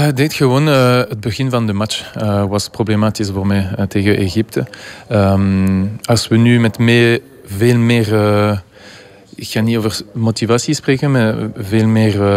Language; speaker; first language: Dutch; non-native, local second language; French